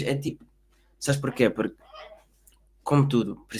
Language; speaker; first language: Portuguese; early bilingual, heritage; Portuguese